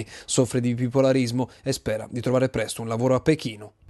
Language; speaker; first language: Italian; native; Italian